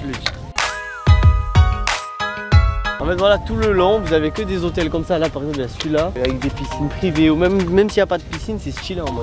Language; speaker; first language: French; native; French